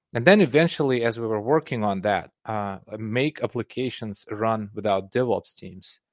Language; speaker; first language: English; non-native, fluent; Russian